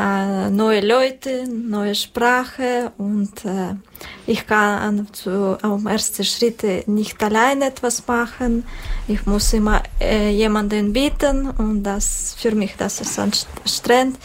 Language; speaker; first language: German; non-native, learner; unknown